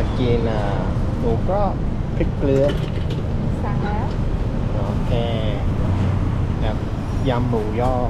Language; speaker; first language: Thai; non-native, fluent; English